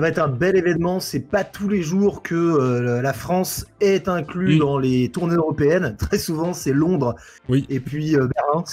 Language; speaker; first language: French; native; French